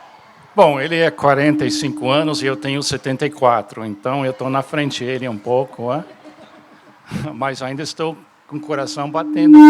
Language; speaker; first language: Portuguese; non-native, fluent; English